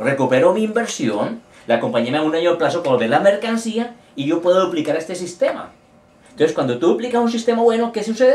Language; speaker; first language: Spanish; native; Spanish